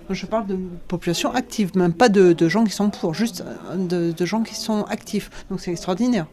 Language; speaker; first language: French; native; French